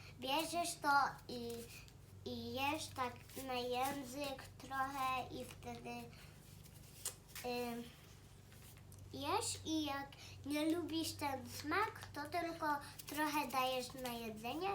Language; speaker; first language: Polish; early bilingual, heritage; Polish